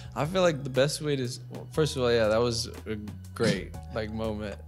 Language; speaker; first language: English; native; English